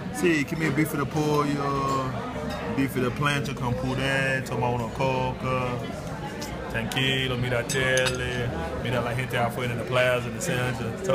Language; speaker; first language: Spanish; non-native, learner; English